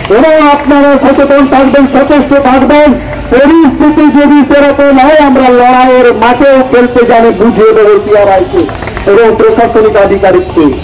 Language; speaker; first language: Bangla; non-native, local second language; Santali